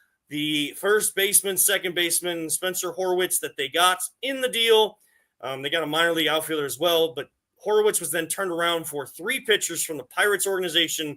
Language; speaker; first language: English; native; English